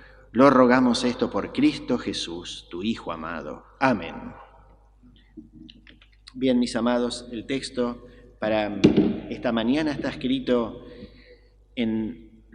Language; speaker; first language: Spanish; native; Spanish